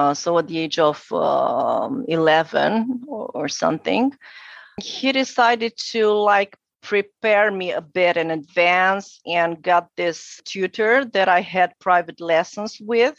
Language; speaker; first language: English; non-native, fluent; Romanian